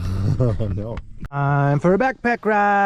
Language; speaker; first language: English; native; English